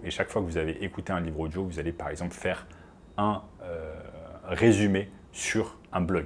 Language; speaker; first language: French; native; French